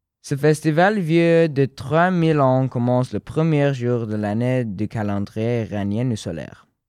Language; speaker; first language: French; non-native, fluent; Persian